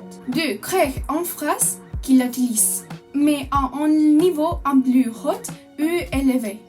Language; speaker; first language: French; non-native, learner; Spanish